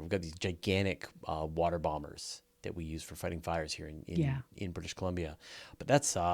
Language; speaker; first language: English; native; English